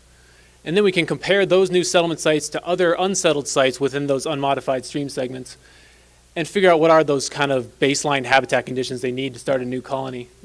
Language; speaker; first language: English; native; English